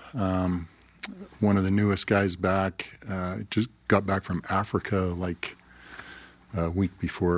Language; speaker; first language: English; native; English